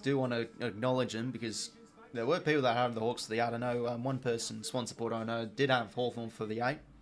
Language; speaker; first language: English; native; English